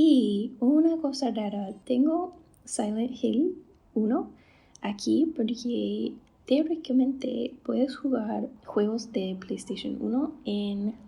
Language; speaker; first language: Spanish; non-native, fluent; English